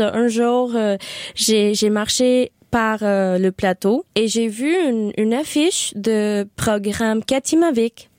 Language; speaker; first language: French; non-native, learner; English